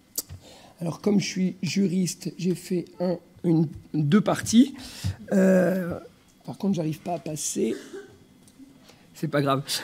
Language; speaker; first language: French; native; French